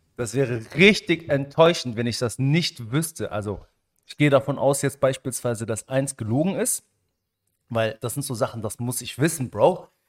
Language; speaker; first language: German; early bilingual, other home language; Arabic